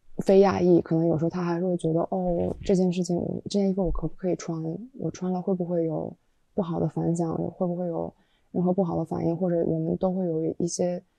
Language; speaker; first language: Chinese; native; Chinese